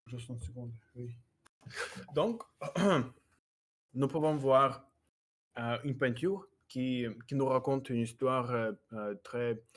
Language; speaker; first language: French; non-native, learner; Russian